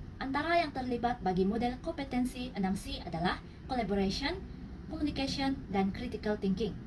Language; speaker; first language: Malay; non-native, local second language; Central Dusun